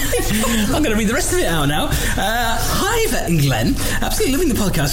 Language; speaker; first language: English; native; English